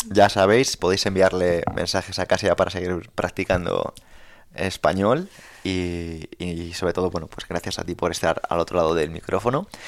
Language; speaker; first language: Spanish; native; Spanish